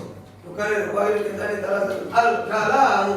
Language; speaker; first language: Arabic; non-native, learner; Indonesian